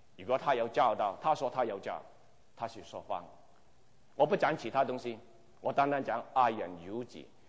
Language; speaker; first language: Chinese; non-native, local second language; Cantonese